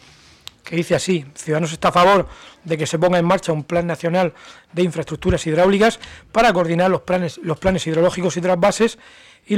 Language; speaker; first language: Spanish; native; Spanish